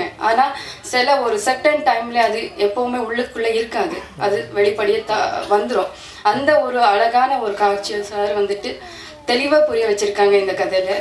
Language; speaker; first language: Tamil; non-native, fluent; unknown